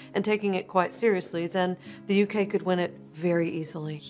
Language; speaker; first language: English; native; English